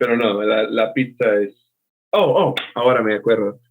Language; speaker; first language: Spanish; non-native, fluent; English